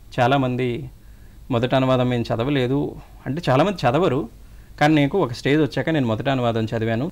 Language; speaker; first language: Telugu; native; Telugu